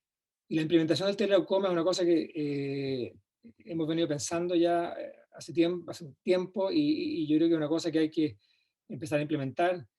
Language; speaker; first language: Spanish; native; Spanish